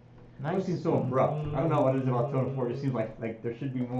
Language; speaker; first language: English; native; English